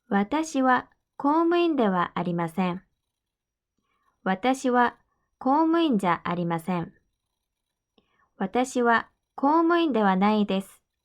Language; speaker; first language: Japanese; non-native, fluent; Korean